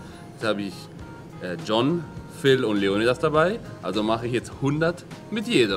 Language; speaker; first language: German; native; German